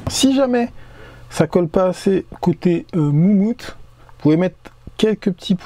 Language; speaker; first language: French; native; French